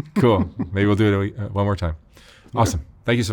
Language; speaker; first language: English; native; English